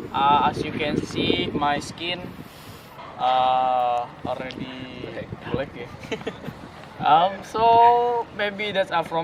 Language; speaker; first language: English; non-native, learner; Indonesian